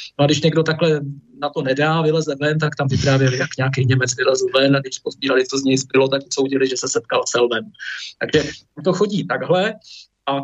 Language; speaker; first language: Czech; native; Czech